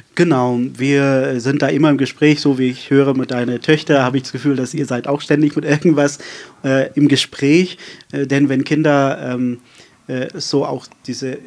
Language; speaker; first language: German; non-native, fluent; Afrikaans